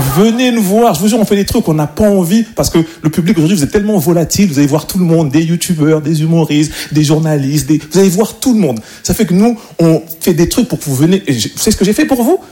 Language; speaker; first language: French; native; French